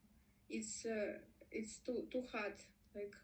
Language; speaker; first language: English; non-native, learner; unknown